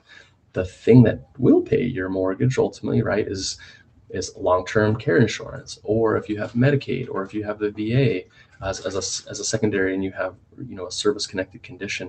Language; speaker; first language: English; native; English